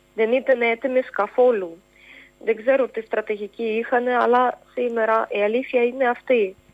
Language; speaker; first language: Greek; non-native, fluent; Ukrainian